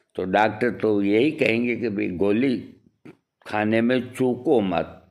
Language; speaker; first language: Hindi; native; Hindi